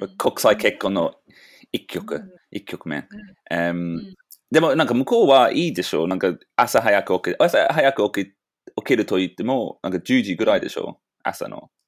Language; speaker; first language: Japanese; non-native, fluent; English